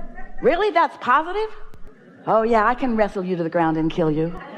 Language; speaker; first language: English; native; English